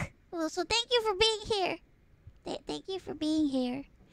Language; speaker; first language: English; early bilingual, other home language; Spanish